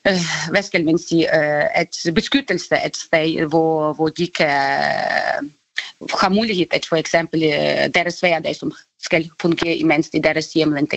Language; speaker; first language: Danish; non-native, fluent; Ukrainian